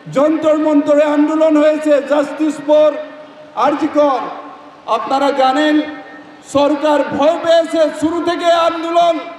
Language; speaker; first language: Bangla; non-native, learner; Assamese